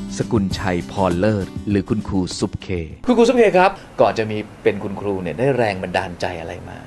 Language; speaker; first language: Thai; native; Thai